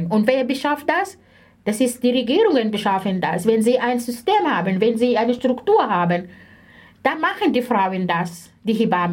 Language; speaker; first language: German; non-native, fluent; Arabic